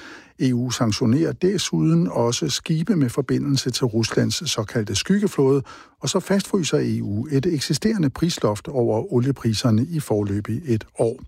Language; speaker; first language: Danish; native; Danish